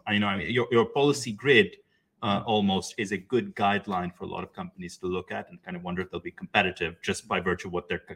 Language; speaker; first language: English; non-native, local second language; Urdu